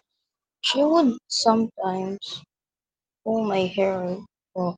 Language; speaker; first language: English; non-native, local second language; Filipino